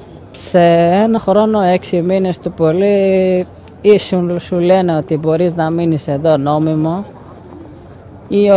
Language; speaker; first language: Greek; non-native, fluent; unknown